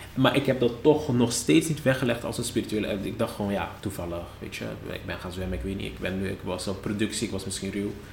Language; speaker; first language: Dutch; non-native, local second language; Papiamento